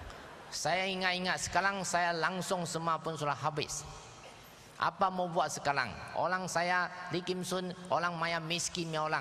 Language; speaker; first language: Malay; non-native, local second language; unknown